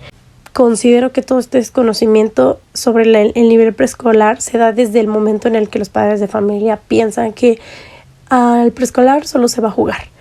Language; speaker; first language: Spanish; native; Spanish